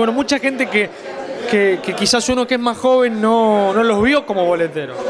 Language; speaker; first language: Spanish; native; Spanish